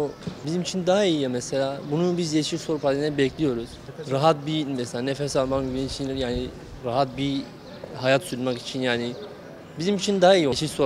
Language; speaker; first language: Turkish; non-native, local second language; Kurdish